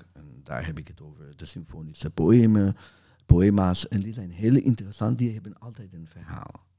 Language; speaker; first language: Dutch; non-native, fluent; Hebrew